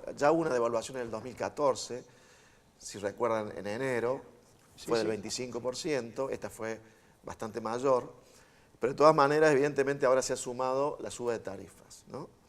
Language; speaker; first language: Spanish; native; Spanish